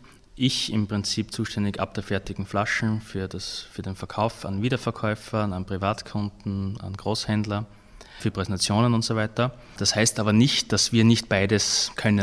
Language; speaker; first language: German; native; German